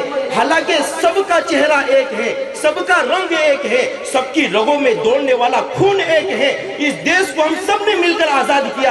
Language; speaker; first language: Hindi; native; Hindi